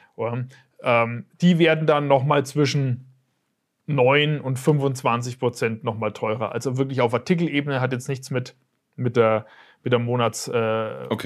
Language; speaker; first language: German; native; German